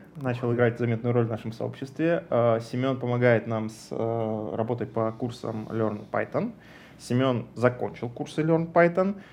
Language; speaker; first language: Russian; native; Russian